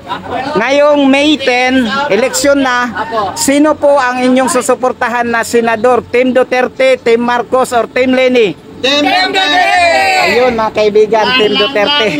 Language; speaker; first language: Filipino; non-native, local second language; Cebuano